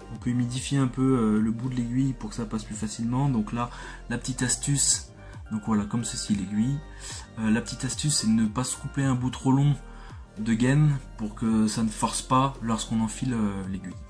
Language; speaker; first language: French; native; French